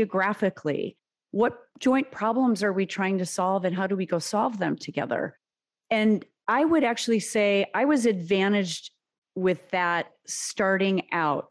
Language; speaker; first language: English; early bilingual, other home language; Serbian